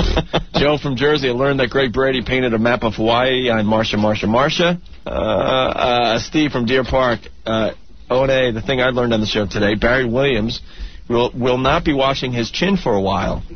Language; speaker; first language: English; native; English